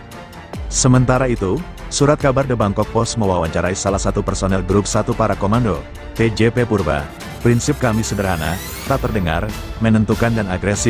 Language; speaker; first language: Indonesian; native; Indonesian